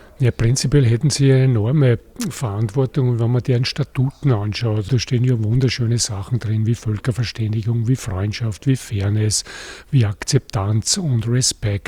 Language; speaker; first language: German; native; German